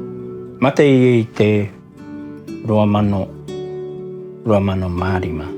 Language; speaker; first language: Māori; non-native, local second language; English